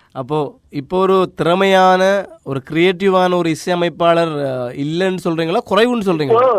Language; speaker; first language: Tamil; native; Tamil